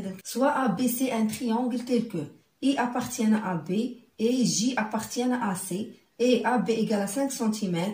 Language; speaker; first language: French; non-native, local second language; Arabic